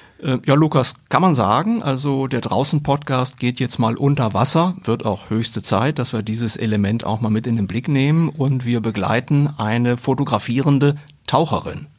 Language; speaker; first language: German; native; German